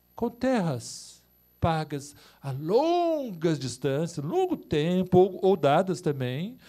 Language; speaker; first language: Portuguese; native; Portuguese